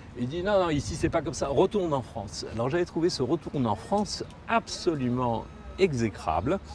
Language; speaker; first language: French; non-native, local second language; Spanish